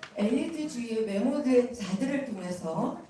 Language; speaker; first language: Korean; native; Korean